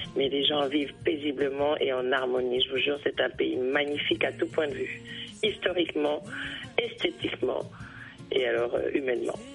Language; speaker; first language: French; native; French